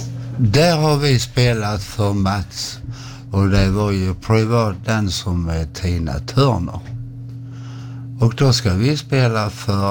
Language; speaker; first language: Swedish; native; Swedish